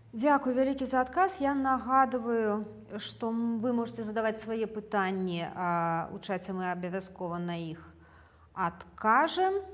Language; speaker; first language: Belarusian; non-native, local second language; Russian